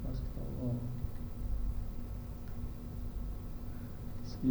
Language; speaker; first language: Japanese; non-native, learner; Chinese